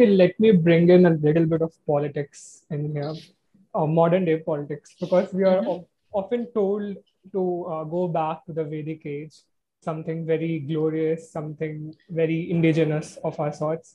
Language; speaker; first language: English; non-native, local second language; Hindi